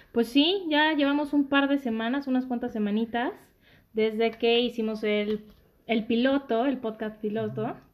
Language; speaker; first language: Spanish; native; Spanish